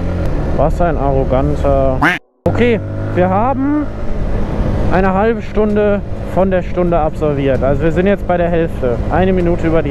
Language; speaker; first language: German; native; German